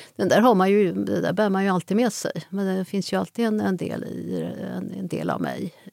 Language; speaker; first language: Swedish; native; Swedish